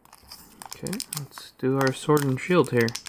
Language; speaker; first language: English; native; English